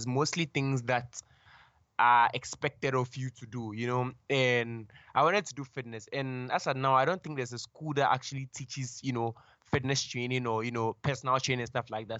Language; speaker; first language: English; non-native, local second language; Akan